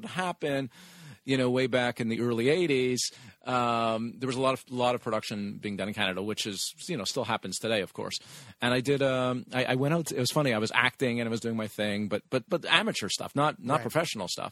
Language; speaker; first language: English; native; English